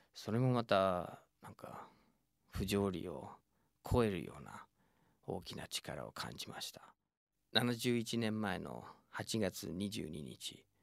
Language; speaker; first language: Japanese; non-native, fluent; English